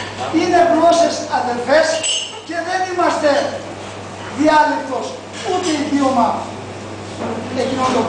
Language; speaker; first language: Greek; non-native, local second language; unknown